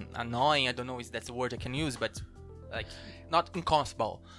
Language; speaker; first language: English; non-native, learner; Portuguese